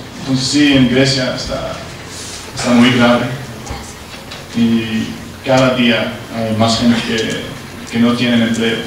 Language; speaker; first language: Spanish; non-native, learner; Dutch